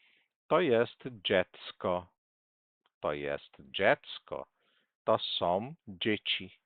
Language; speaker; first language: Polish; non-native, fluent; Portuguese